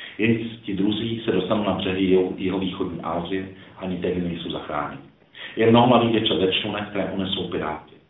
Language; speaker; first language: Czech; early bilingual, other home language; Croatian